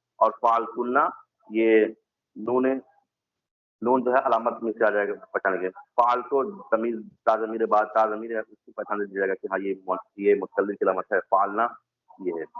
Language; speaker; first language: Urdu; native; Urdu